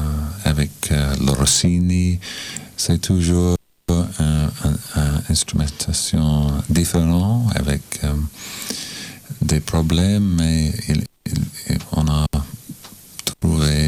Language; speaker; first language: French; non-native, learner; English